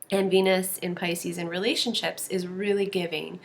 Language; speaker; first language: English; native; English